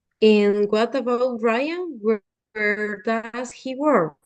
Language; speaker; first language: English; non-native, learner; Spanish